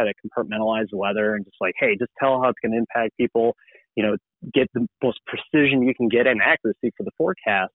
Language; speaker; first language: English; native; English